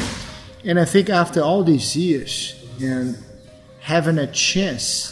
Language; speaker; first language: English; non-native, fluent; Portuguese